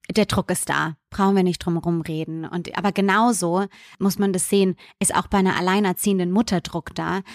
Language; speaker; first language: German; native; German